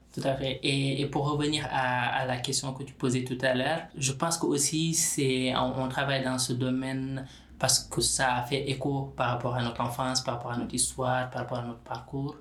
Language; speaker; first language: French; non-native, local second language; Wolof